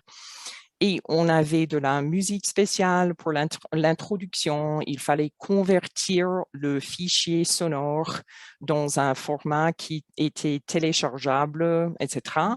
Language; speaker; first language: French; non-native, fluent; English